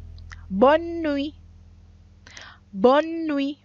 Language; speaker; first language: French; non-native, fluent; Indonesian